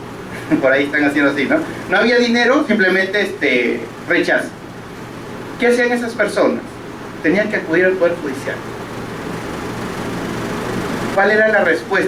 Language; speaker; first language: Spanish; native; Spanish